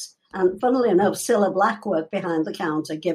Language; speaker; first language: English; native; English